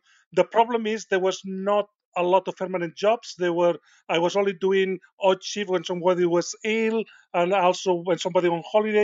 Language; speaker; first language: English; non-native, fluent; Spanish